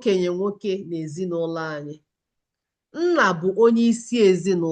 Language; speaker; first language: Igbo; native; Igbo